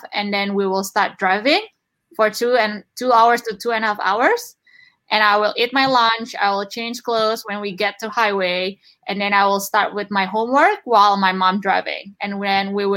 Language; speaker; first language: English; non-native, fluent; Indonesian